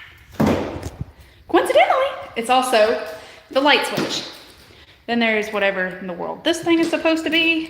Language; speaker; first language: English; native; English